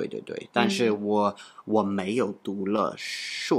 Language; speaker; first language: Chinese; non-native, learner; English